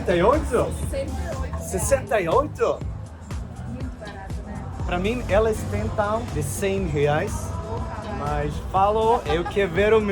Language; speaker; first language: Portuguese; non-native, learner; Swedish